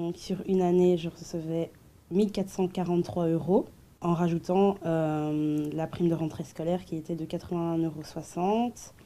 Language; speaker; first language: French; native; French